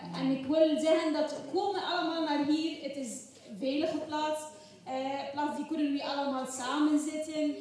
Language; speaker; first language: Dutch; non-native, learner; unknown